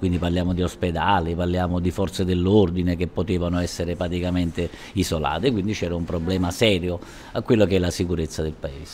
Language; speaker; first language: Italian; native; Italian